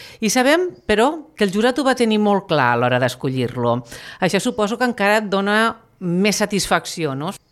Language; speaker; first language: Catalan; native; Catalan